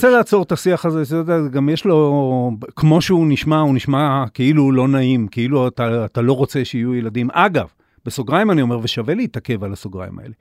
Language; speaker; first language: Hebrew; native; Hebrew